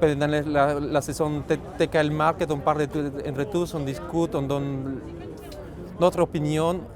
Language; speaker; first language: French; non-native, fluent; Spanish